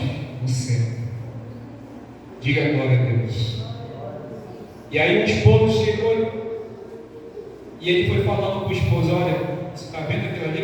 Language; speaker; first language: Portuguese; native; Portuguese